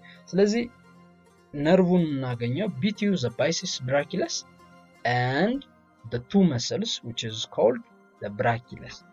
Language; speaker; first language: English; non-native, fluent; Amharic